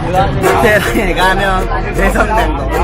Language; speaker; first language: Korean; native; Korean